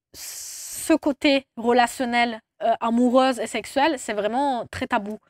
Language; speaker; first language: French; non-native, fluent; Turkish